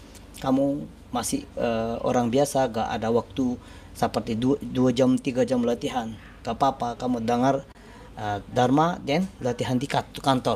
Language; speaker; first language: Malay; non-native, learner; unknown